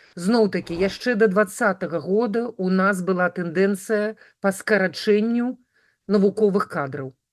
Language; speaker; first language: Belarusian; native; Belarusian